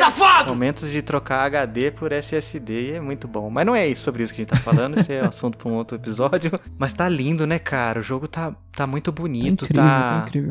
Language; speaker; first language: Portuguese; native; Portuguese